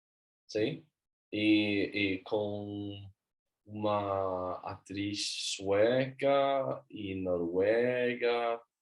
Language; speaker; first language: Portuguese; non-native, learner; Swedish